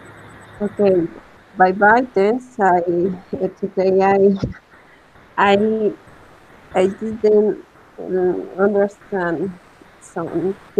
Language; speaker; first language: English; non-native, learner; Spanish